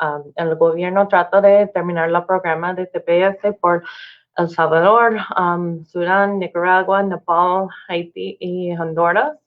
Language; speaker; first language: Spanish; non-native, learner; English